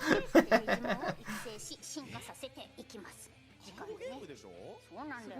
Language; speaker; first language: Japanese; native; Japanese